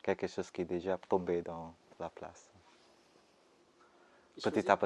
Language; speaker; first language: French; non-native, fluent; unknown